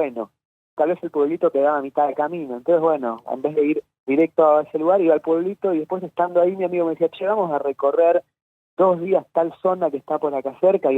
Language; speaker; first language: Spanish; native; Spanish